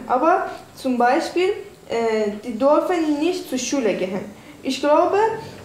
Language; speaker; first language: German; non-native, learner; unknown